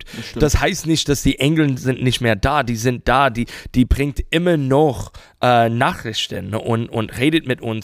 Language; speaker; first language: German; non-native, fluent; English